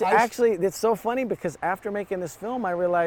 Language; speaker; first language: English; early bilingual, other home language; Serbian